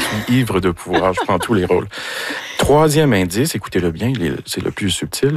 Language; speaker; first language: French; native; French